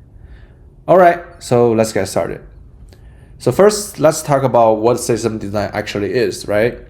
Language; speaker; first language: English; non-native, fluent; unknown